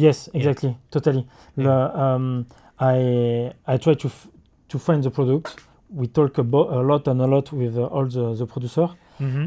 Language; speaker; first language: English; non-native, learner; French